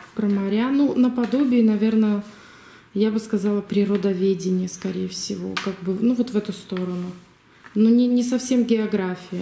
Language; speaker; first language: Russian; native; Russian